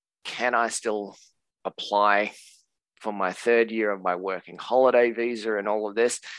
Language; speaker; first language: English; native; English